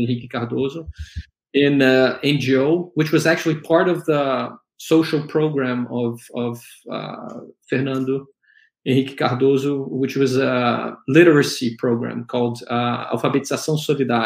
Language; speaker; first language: English; non-native, fluent; Portuguese